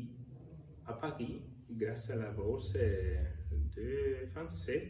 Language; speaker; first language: French; non-native, learner; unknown